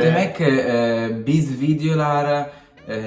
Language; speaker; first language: Turkish; non-native, learner; Italian